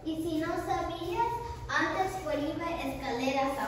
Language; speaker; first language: Spanish; early bilingual, heritage; English